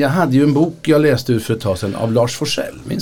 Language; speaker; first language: Swedish; native; Swedish